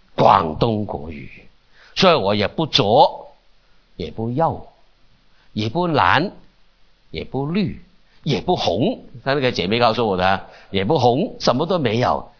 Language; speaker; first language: Chinese; non-native, local second language; Cantonese